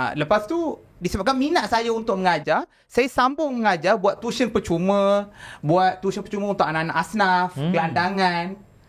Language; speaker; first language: Malay; non-native, local second language; Tamil